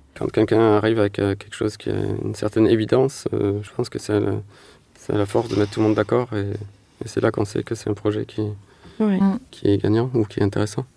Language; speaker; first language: French; native; French